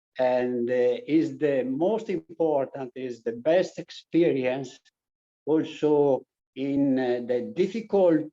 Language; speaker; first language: English; non-native, learner; Italian